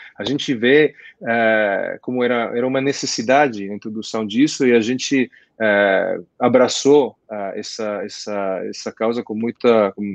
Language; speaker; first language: Portuguese; non-native, fluent; Italian